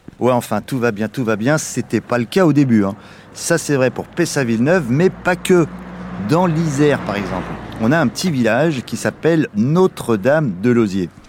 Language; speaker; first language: French; native; French